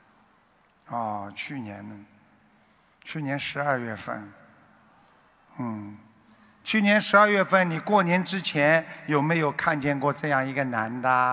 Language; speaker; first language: Chinese; native; Chinese